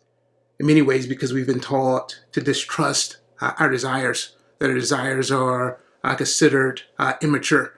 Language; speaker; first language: English; native; English